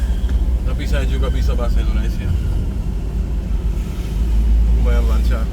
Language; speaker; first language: Indonesian; non-native, fluent; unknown